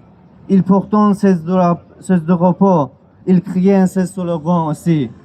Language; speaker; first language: French; non-native, learner; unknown